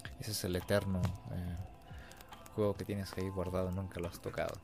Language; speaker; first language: Spanish; native; Spanish